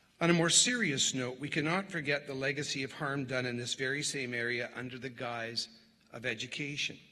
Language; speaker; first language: English; native; English